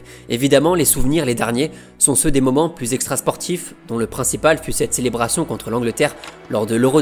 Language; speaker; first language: French; native; French